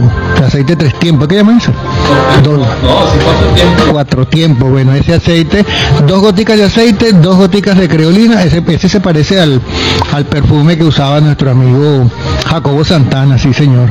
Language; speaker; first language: Spanish; native; Spanish